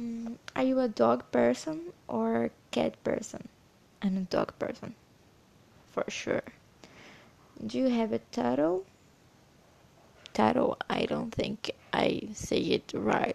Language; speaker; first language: English; non-native, learner; Portuguese